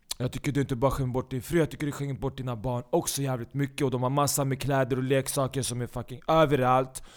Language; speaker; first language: Swedish; early bilingual, other home language; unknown